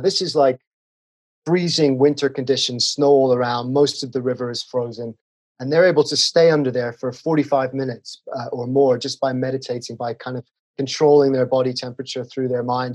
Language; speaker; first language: English; native; English